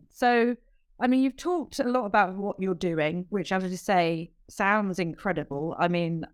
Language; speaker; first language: English; native; English